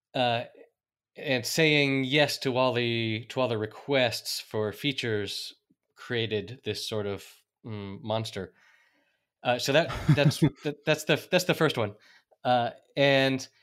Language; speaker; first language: English; native; English